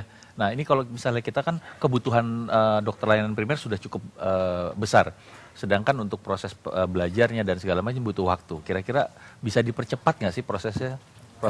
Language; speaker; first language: Indonesian; native; Indonesian